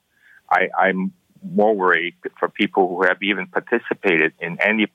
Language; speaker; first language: English; non-native, local second language; Cantonese